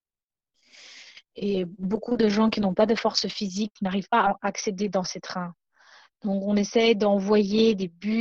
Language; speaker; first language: French; non-native, fluent; Ukrainian